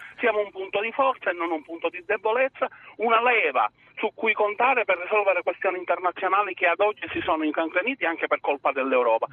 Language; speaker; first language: Italian; native; Italian